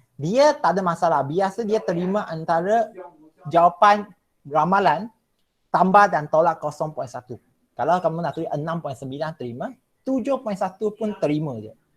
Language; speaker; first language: Malay; non-native, local second language; Chinese